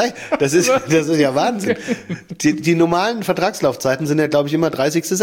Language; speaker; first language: German; native; German